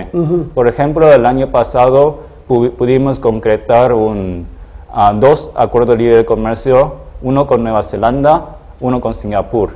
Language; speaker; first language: Spanish; non-native, fluent; Chinese